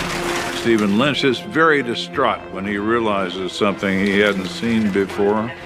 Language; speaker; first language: English; native; English